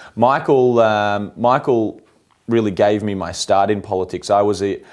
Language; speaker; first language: English; native; English